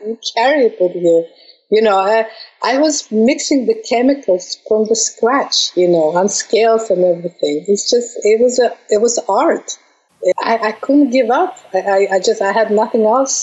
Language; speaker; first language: English; non-native, fluent; Russian